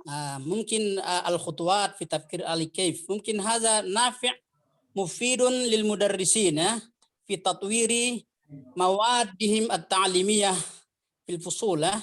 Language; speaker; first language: Arabic; non-native, fluent; Indonesian